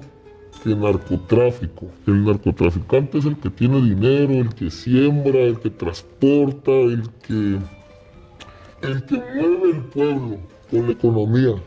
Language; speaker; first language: Spanish; native; Spanish